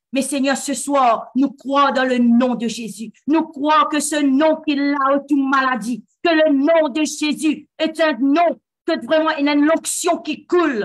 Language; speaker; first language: French; non-native, local second language; Morisyen